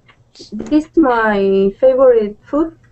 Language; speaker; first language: English; non-native, learner; Spanish